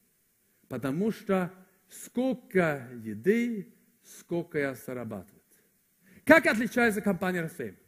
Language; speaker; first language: Russian; non-native, fluent; Swedish